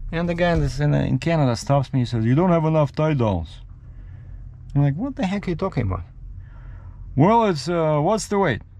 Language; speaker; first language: English; native; English